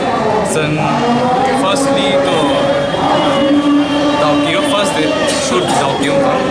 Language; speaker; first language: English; non-native, local second language; Kok Borok